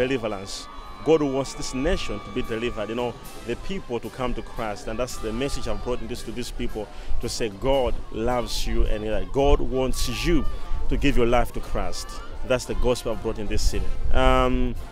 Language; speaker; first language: English; non-native, local second language; Tumbuka